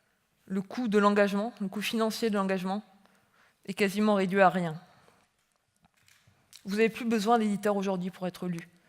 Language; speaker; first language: French; native; French